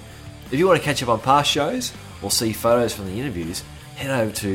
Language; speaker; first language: English; native; English